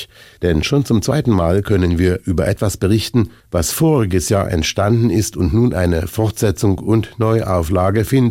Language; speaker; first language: German; native; German